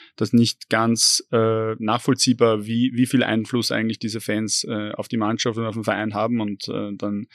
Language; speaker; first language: German; native; German